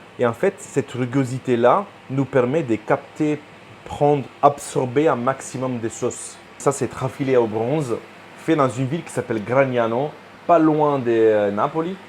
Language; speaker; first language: French; non-native, fluent; Italian